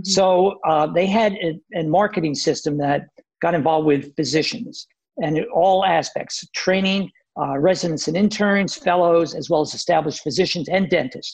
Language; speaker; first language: English; native; English